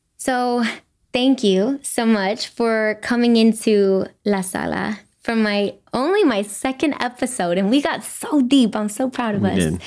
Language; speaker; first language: English; early bilingual, other home language; Spanish